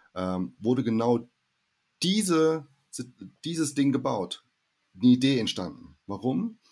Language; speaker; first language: German; early bilingual, heritage; German